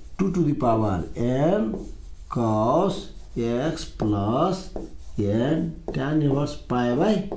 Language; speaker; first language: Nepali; non-native, local second language; Maithili